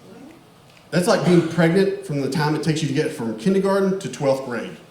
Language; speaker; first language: English; native; English